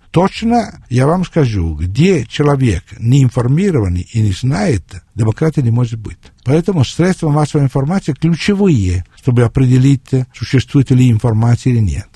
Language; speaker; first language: Russian; non-native, fluent; Italian